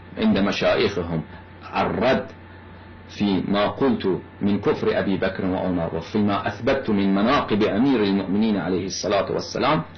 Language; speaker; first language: Arabic; non-native, fluent; Persian